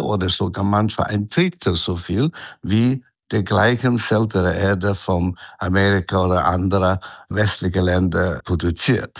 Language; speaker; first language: German; non-native, fluent; Chinese